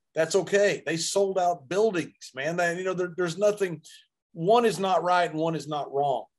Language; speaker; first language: English; native; English